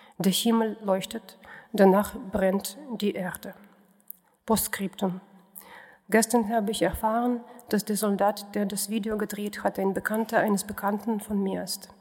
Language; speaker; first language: German; non-native, fluent; Russian